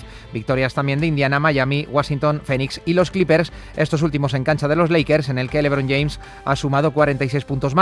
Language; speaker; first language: Spanish; native; Spanish